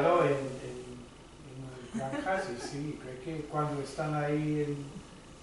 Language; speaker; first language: Spanish; non-native, fluent; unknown